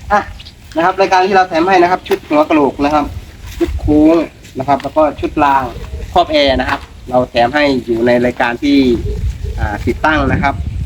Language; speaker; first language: Thai; native; Thai